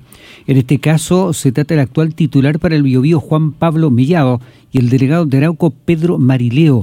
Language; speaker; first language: Spanish; native; Spanish